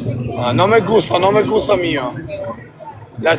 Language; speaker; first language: Spanish; non-native, learner; Albanian